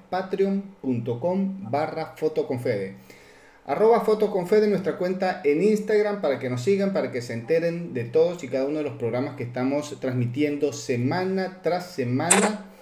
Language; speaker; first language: Spanish; native; Spanish